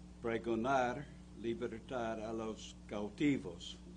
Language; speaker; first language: Spanish; non-native, learner; English